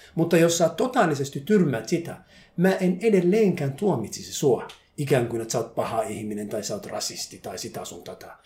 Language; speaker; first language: Finnish; non-native, fluent; Somali